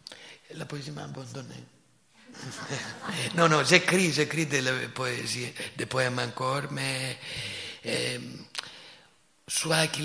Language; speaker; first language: French; non-native, fluent; Greek